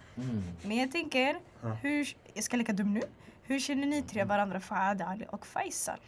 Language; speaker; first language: Swedish; early bilingual, other home language; Arabic